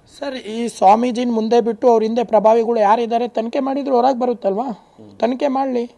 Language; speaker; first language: Kannada; non-native, local second language; Lambadi